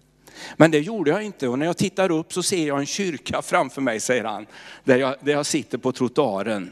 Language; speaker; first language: Swedish; native; Swedish